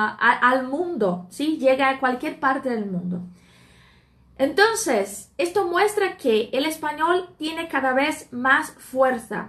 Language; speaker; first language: Spanish; non-native, fluent; Portuguese